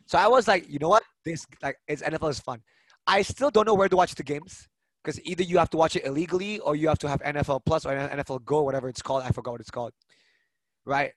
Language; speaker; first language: English; early bilingual, other home language; Indonesian